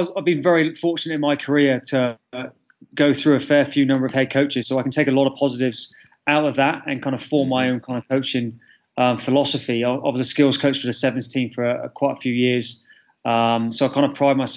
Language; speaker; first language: English; native; English